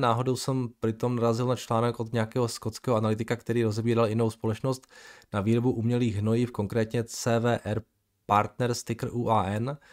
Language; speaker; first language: Czech; native; Czech